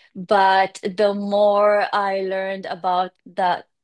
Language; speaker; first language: English; non-native, fluent; Hebrew